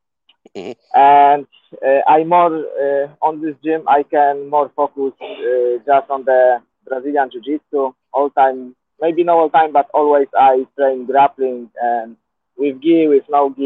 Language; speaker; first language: English; non-native, learner; Polish